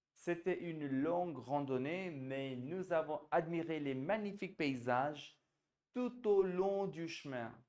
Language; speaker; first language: French; non-native, fluent; Hindi